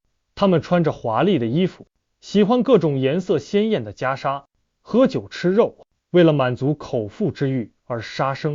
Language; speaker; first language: Chinese; native; Chinese